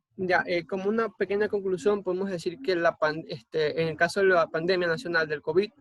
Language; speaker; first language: Spanish; native; Spanish